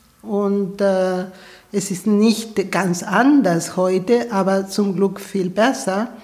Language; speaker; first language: German; non-native, fluent; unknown